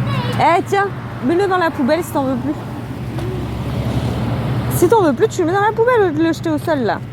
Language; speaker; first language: French; native; French